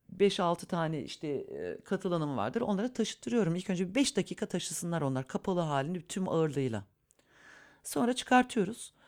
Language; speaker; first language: Turkish; early bilingual, heritage; Turkish